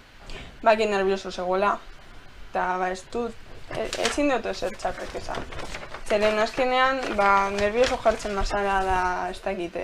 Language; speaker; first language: Basque; non-native, local second language; Spanish